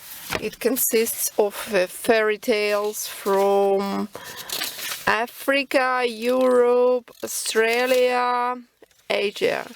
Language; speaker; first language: English; non-native, local second language; Russian